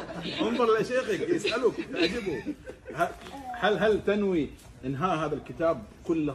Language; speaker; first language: Arabic; native; Arabic